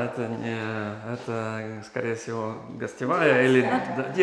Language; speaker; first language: Russian; non-native, fluent; English